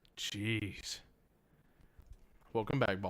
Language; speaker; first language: English; native; English